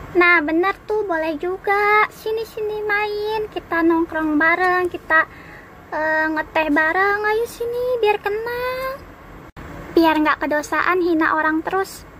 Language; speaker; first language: Indonesian; native; Indonesian